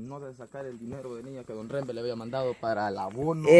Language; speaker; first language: Spanish; native; Spanish